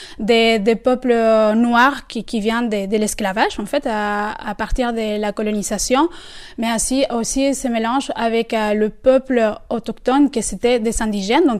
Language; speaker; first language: French; non-native, fluent; Spanish